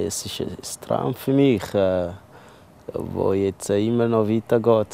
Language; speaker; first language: German; early bilingual, other home language; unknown